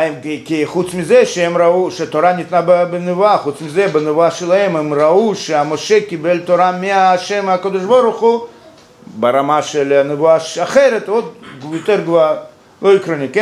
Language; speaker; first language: Hebrew; non-native, fluent; Russian